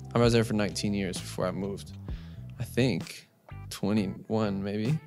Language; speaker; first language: English; native; English